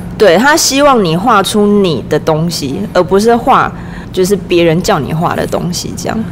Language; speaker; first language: Chinese; native; Chinese